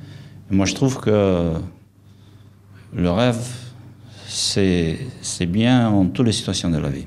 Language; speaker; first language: French; non-native, fluent; Romanian